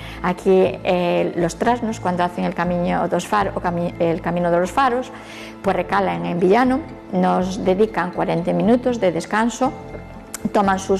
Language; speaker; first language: Spanish; native; Spanish